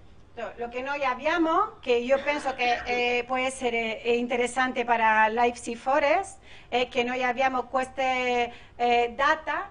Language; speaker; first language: Italian; non-native, learner; Spanish